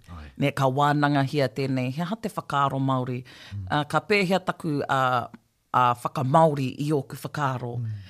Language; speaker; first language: Māori; native; Māori